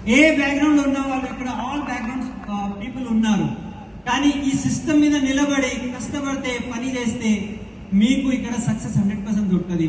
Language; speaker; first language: Telugu; non-native, local second language; Hindi